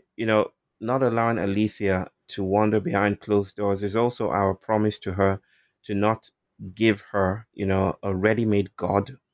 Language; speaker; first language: English; non-native, local second language; Yoruba